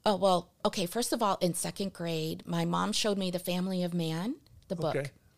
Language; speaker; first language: English; early bilingual, other home language; Portuguese